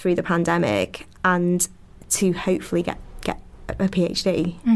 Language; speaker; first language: English; native; English